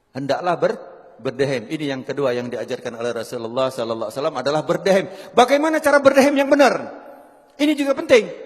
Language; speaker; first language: Indonesian; non-native, local second language; Javanese